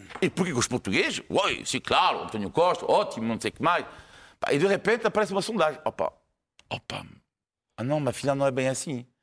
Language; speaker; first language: Portuguese; non-native, fluent; French